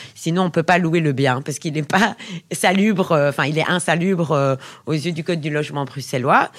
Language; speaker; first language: French; native; French